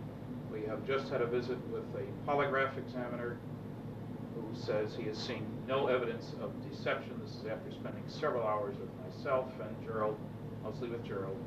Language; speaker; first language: English; native; English